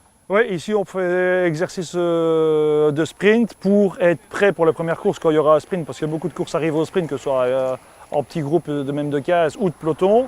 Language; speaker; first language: French; native; French